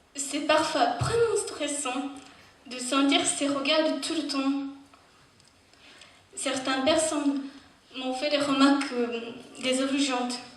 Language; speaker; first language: French; non-native, fluent; Japanese